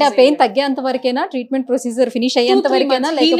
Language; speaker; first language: Telugu; native; Telugu